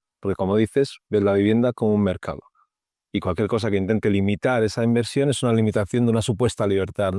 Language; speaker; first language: Spanish; native; Spanish